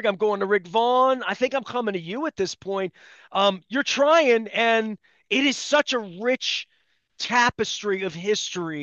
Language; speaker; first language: English; native; English